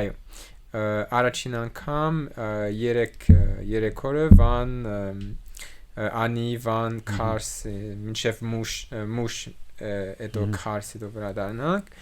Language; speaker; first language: Armenian; non-native, learner; French